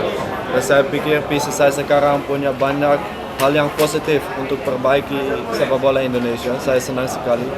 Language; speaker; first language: Indonesian; non-native, fluent; Dutch